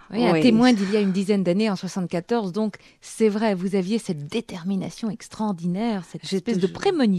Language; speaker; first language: French; native; French